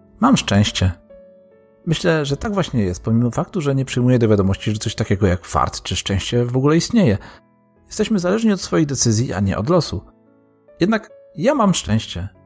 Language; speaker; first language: Polish; native; Polish